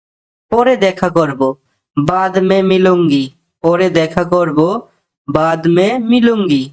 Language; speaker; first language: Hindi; non-native, learner; Bangla